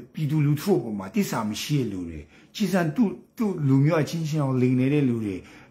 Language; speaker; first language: Burmese; non-native, local second language; Kachin